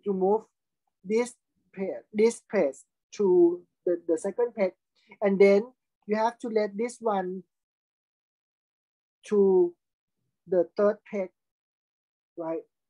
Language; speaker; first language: English; non-native, fluent; Thai